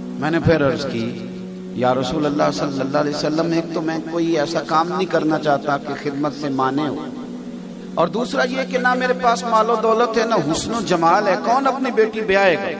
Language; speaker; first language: Urdu; non-native, local second language; Punjabi